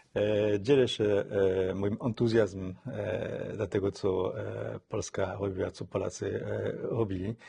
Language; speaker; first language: Polish; non-native, fluent; French